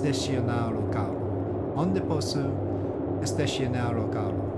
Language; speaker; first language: Portuguese; non-native, learner; English